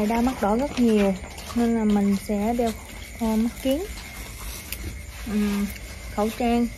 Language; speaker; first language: Vietnamese; native; Vietnamese